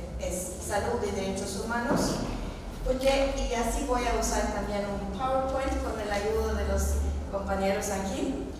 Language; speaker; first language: Spanish; non-native, fluent; Norwegian